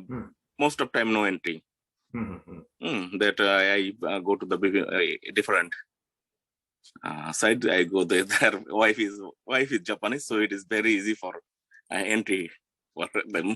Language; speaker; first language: English; non-native, learner; Bangla